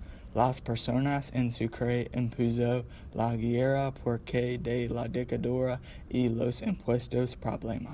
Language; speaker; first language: Spanish; non-native, learner; English